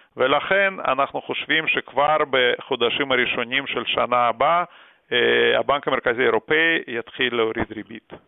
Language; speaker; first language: Hebrew; early bilingual, other home language; Russian